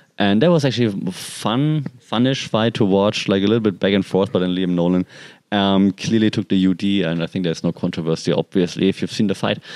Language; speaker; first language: English; non-native, fluent; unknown